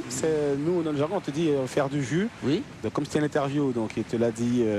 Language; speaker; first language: French; native; French